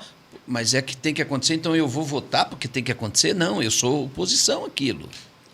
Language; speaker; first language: Portuguese; native; Portuguese